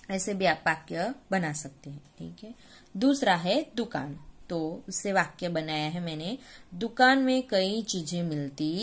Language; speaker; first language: Hindi; non-native, local second language; Gujarati